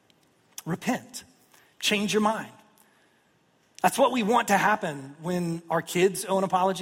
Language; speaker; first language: English; native; English